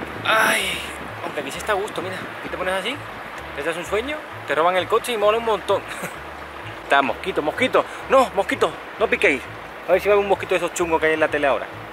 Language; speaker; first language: Spanish; native; Spanish